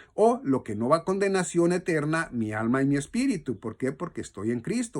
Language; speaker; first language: Spanish; native; Spanish